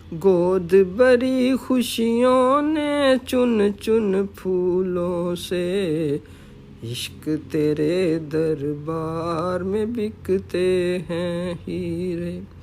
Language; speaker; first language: Urdu; native; Urdu